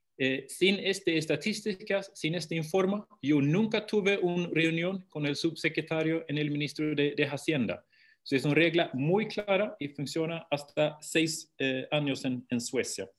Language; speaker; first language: Spanish; non-native, fluent; Swedish